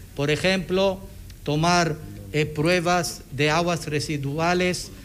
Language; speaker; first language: Spanish; non-native, fluent; Hebrew